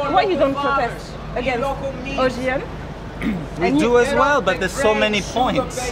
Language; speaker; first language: English; non-native, learner; French